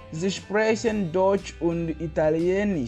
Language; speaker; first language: German; non-native, fluent; Kinyarwanda